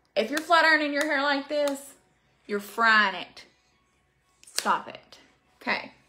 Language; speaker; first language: English; native; English